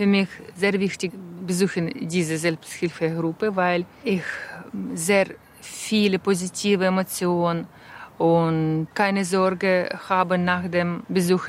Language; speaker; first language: German; non-native, learner; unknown